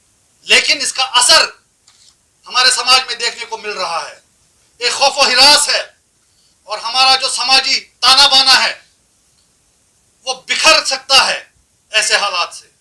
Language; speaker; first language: Hindi; non-native, local second language; Kashmiri